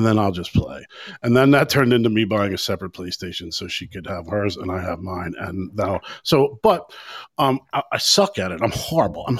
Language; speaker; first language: English; native; English